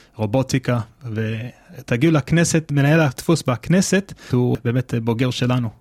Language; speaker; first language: Hebrew; non-native, fluent; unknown